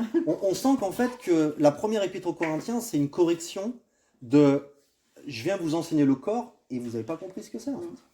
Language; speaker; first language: French; native; French